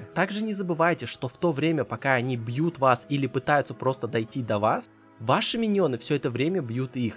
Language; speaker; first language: Russian; native; Russian